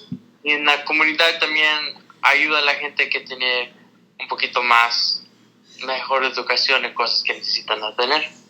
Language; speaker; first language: Spanish; early bilingual, heritage; Spanish